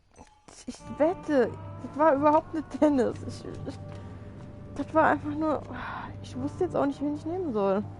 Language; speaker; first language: German; native; German